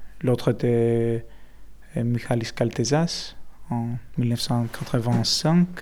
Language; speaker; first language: French; non-native, learner; Greek